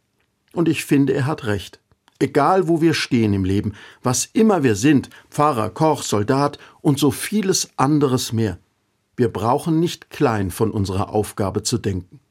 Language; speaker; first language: German; native; German